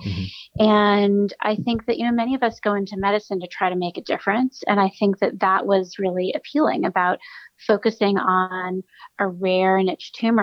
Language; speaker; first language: English; native; English